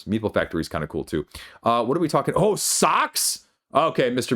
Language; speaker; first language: English; native; English